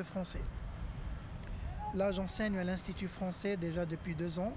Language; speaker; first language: French; non-native, local second language; Arabic